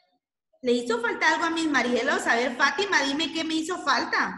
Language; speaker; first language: Spanish; native; Spanish